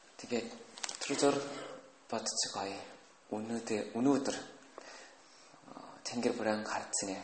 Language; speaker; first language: Mongolian; non-native, fluent; Korean